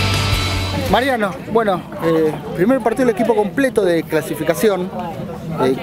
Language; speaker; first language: Spanish; native; Spanish